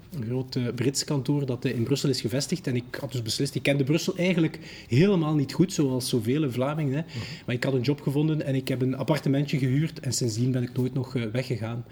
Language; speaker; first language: Dutch; native; Dutch